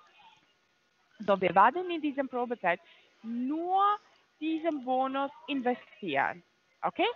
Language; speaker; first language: German; non-native, fluent; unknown